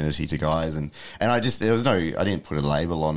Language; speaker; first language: English; native; English